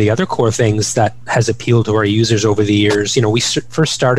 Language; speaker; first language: English; native; English